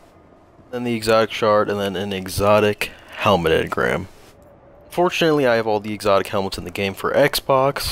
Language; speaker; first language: English; native; English